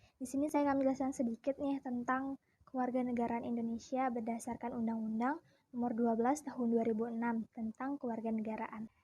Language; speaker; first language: Indonesian; native; Indonesian